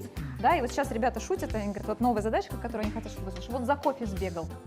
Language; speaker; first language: Russian; native; Russian